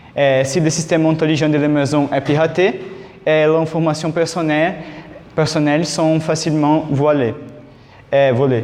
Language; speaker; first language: French; non-native, learner; Portuguese